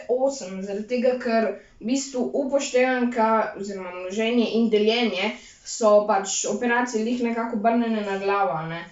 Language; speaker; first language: Slovenian; native; Slovenian